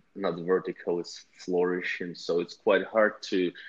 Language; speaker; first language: English; non-native, fluent; Russian